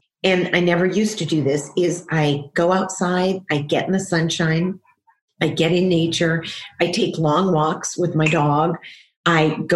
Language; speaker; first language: English; native; English